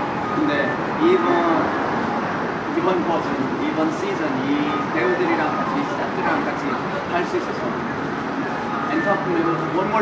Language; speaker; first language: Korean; early bilingual, heritage; English